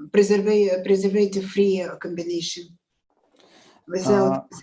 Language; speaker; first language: English; non-native, learner; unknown